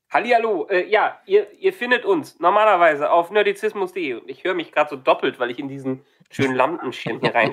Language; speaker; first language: German; native; German